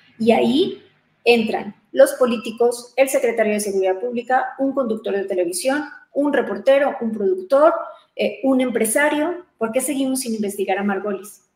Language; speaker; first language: Spanish; native; Spanish